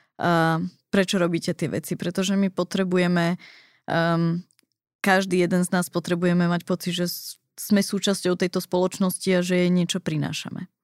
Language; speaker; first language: Slovak; early bilingual, heritage; Slovak